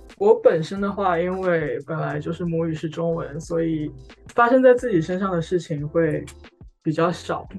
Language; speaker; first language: Chinese; early bilingual, heritage; Chinese